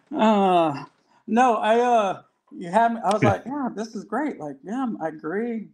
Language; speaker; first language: English; native; English